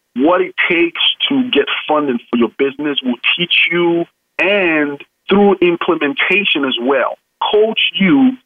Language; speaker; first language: English; non-native, local second language; Yoruba